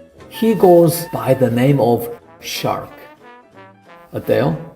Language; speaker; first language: English; non-native, fluent; Korean